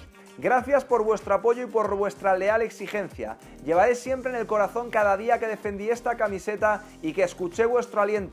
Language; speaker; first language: Spanish; native; Spanish